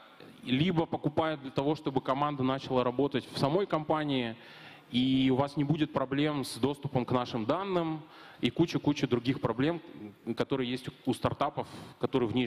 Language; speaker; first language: Russian; native; Russian